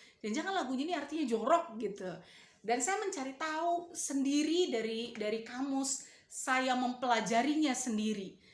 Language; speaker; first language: Indonesian; native; Indonesian